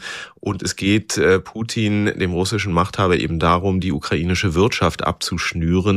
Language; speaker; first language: German; native; German